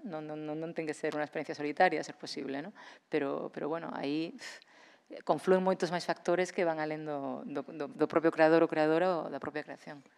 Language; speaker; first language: Galician; non-native, local second language; Spanish